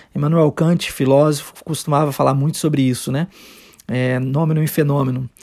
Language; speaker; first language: Portuguese; early bilingual, heritage; Portuguese